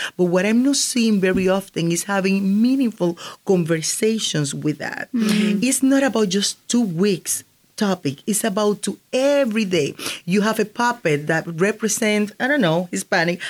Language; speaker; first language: English; non-native, fluent; Spanish